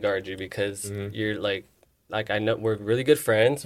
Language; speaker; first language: English; early bilingual, other home language; Chinese